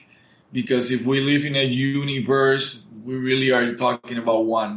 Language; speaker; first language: English; non-native, fluent; Spanish